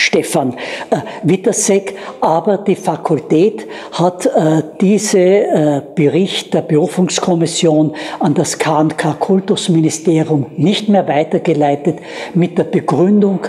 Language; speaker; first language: German; native; German